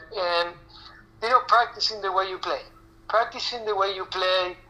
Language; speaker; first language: English; non-native, fluent; Spanish